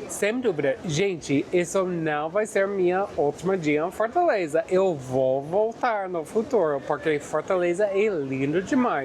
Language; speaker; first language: Portuguese; non-native, fluent; English